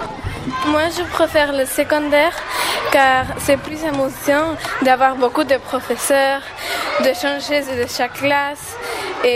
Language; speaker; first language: French; non-native, learner; Spanish